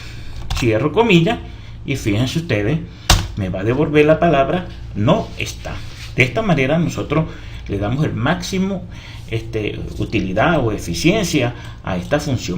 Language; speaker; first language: Spanish; native; Spanish